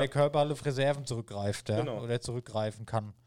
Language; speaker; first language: German; native; German